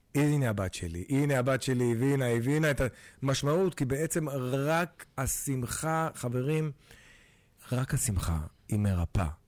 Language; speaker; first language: Hebrew; native; Hebrew